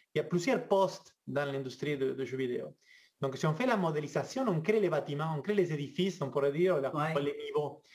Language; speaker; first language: French; non-native, fluent; Spanish